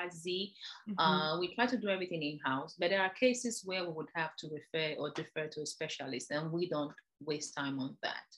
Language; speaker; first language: English; non-native, local second language; Igbo